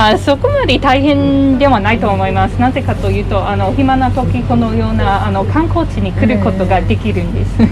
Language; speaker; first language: Japanese; non-native, fluent; English